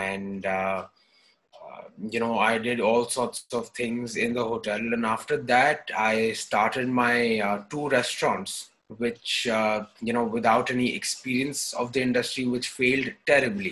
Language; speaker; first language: English; non-native, local second language; Hindi